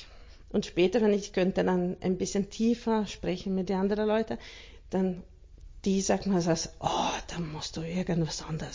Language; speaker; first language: German; non-native, learner; Hungarian